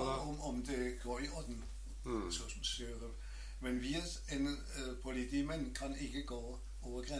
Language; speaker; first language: Danish; non-native, learner; German